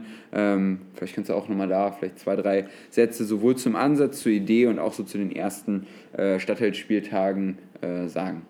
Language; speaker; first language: German; native; German